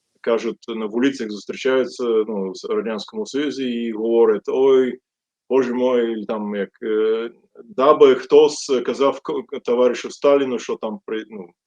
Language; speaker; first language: Ukrainian; non-native, fluent; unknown